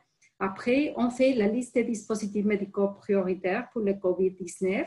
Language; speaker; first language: French; non-native, fluent; Spanish